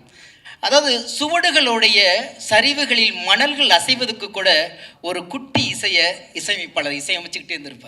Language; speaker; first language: Tamil; native; Tamil